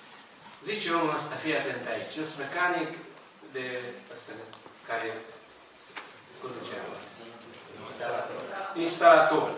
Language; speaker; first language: Romanian; non-native, learner; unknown